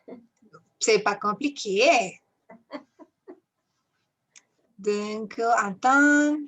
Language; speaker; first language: French; non-native, fluent; Spanish